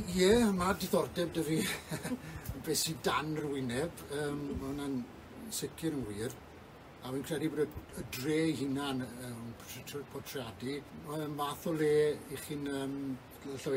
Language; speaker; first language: Welsh; native; Welsh